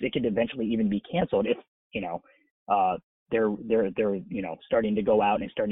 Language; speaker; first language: English; native; English